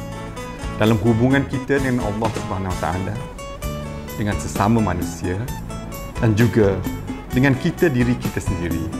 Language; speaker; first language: Malay; native; Malay